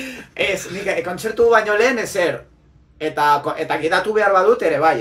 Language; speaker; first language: Basque; non-native, local second language; Spanish